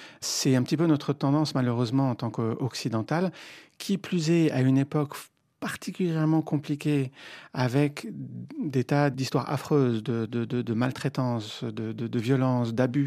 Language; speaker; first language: French; native; French